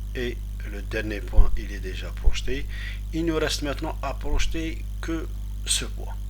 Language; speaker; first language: French; non-native, local second language; Arabic